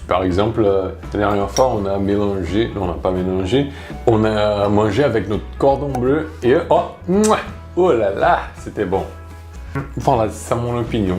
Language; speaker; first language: French; non-native, fluent; Portuguese